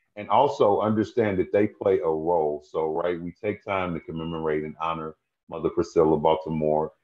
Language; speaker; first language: English; native; English